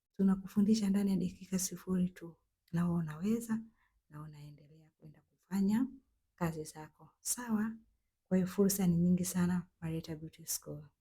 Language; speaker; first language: Swahili; native; Swahili